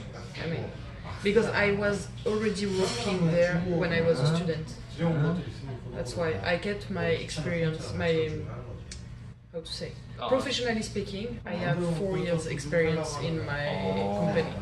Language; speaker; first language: English; non-native, fluent; French